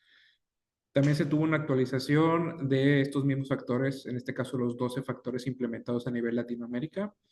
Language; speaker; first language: Spanish; native; Spanish